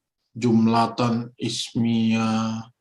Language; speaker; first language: Arabic; non-native, learner; Indonesian